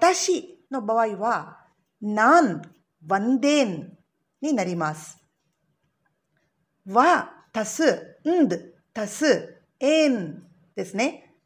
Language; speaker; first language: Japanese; non-native, fluent; Tamil